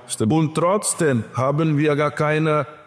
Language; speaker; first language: German; non-native, learner; Portuguese